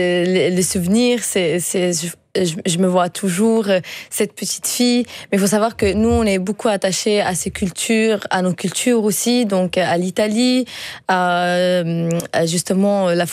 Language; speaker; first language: French; non-native, fluent; Dutch